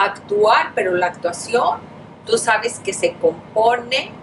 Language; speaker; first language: Spanish; native; Spanish